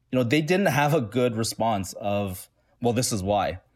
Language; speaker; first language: English; native; English